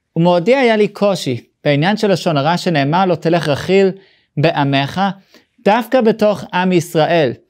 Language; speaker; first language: Hebrew; non-native, fluent; English